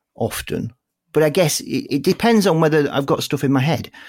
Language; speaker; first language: English; native; English